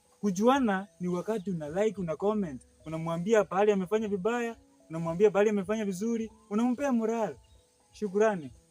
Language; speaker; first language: Swahili; native; Swahili